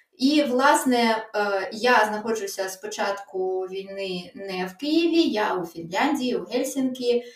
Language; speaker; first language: Ukrainian; non-native, local second language; Russian